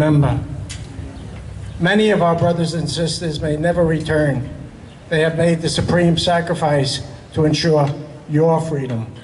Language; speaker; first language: English; native; English